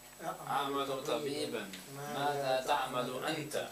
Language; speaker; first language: Arabic; non-native, learner; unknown